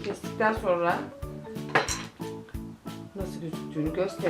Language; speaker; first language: Turkish; native; Turkish